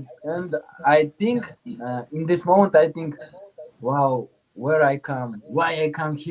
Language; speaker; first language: English; non-native, learner; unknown